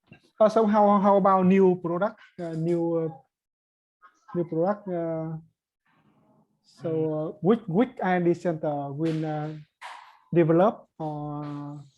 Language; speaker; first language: English; non-native, learner; Vietnamese